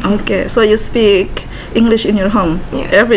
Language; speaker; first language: English; non-native, learner; Indonesian